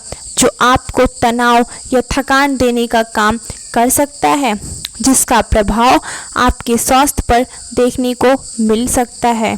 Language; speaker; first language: Hindi; native; Hindi